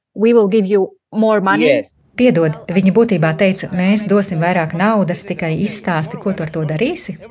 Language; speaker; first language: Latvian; native; Latvian